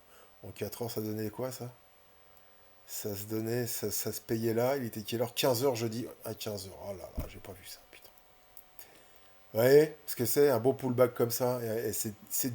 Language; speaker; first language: French; native; French